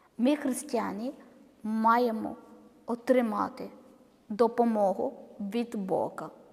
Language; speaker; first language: Ukrainian; non-native, learner; Malayalam